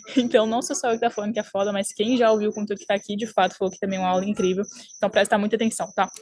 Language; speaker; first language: Portuguese; early bilingual, heritage; French